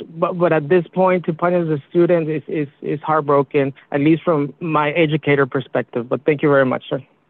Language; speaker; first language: English; early bilingual, other home language; Spanish